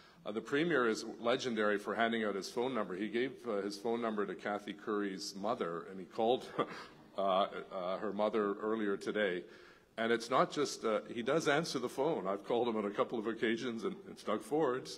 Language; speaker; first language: English; native; English